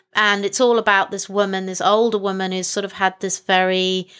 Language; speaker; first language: English; native; English